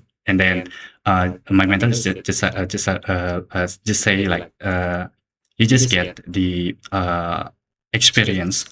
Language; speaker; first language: English; non-native, learner; Indonesian